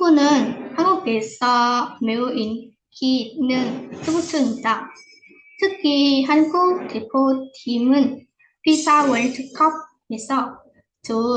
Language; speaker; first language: Korean; non-native, fluent; Vietnamese